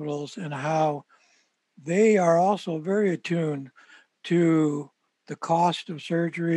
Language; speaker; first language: English; native; English